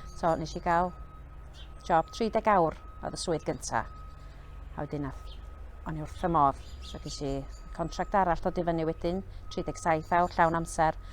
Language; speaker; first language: Welsh; native; Welsh